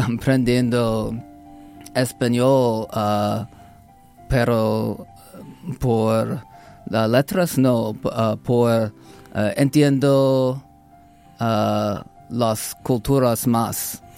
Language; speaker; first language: Spanish; non-native, learner; English